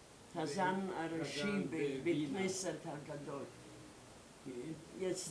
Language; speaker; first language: Hebrew; non-native, learner; German